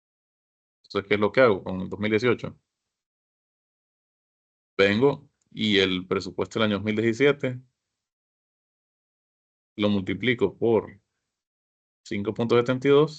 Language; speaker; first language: Spanish; native; Spanish